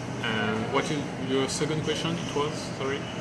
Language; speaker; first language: English; non-native, learner; French